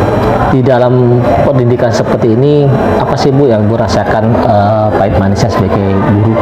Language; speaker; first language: Indonesian; native; Indonesian